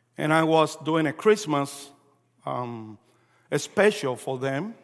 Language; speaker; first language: English; early bilingual, other home language; Spanish